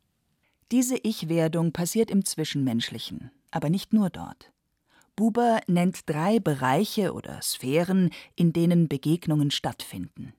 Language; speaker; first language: German; native; German